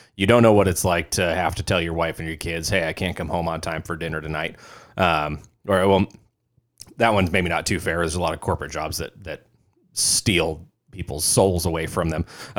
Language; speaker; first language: English; native; English